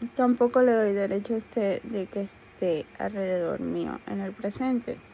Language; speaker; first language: Spanish; native; Spanish